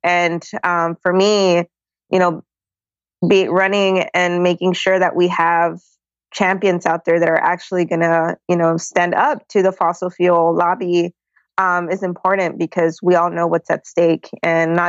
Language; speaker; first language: English; native; English